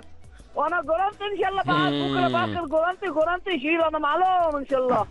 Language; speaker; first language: Arabic; non-native, learner; Bangla